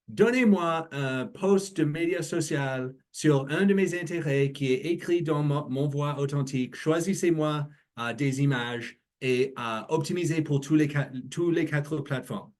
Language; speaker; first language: French; non-native, learner; English